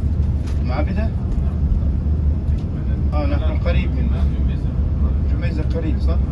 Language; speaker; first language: Arabic; non-native, fluent; Tatar